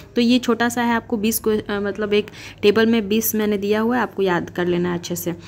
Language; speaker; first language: Hindi; native; Hindi